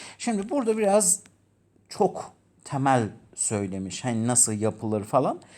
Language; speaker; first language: Turkish; native; Turkish